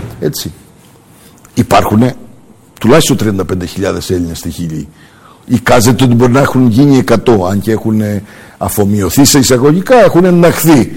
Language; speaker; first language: Greek; early bilingual, heritage; Greek